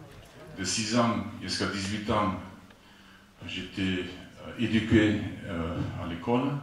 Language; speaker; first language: French; non-native, fluent; Afrikaans